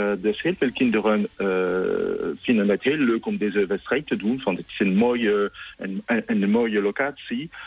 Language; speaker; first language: Dutch; non-native, fluent; French